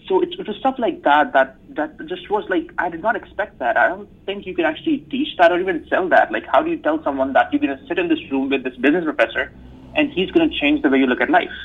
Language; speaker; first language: English; non-native, local second language; Urdu